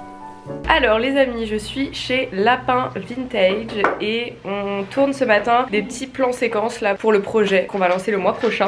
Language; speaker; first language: French; native; French